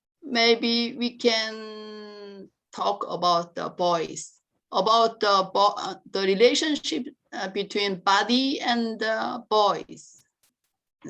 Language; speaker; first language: English; non-native, learner; Korean